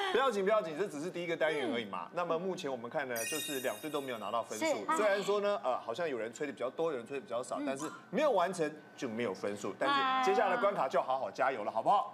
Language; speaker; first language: Chinese; native; Chinese